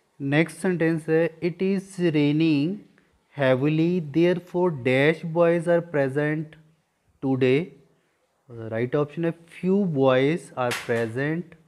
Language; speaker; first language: Hindi; non-native, local second language; Punjabi